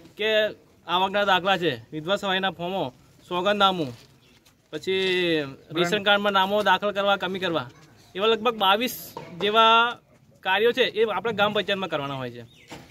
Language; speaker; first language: Gujarati; native; Gujarati